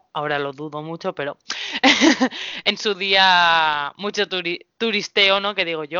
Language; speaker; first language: Spanish; native; Spanish